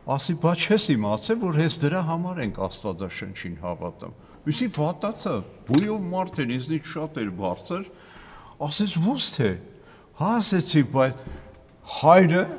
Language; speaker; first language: Armenian; native; Armenian